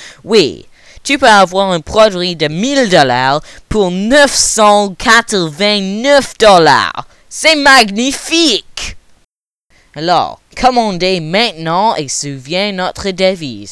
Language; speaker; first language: French; non-native, learner; English